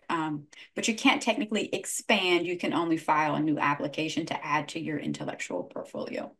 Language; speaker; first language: English; native; English